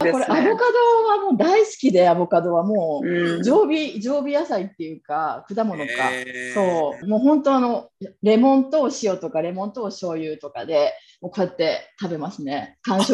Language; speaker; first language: Japanese; native; Japanese